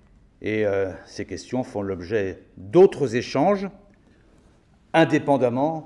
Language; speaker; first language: French; native; French